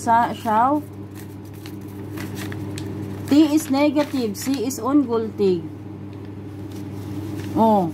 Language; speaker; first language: German; non-native, learner; Filipino